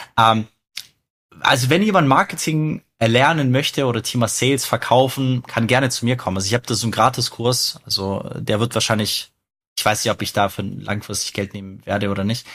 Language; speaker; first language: German; early bilingual, other home language; Russian